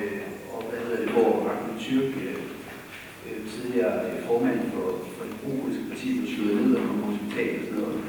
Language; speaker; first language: Danish; native; Danish